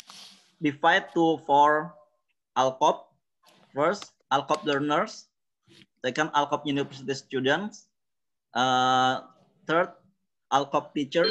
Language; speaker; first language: English; non-native, learner; Indonesian